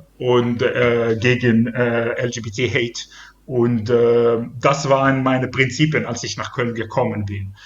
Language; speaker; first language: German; non-native, fluent; Hebrew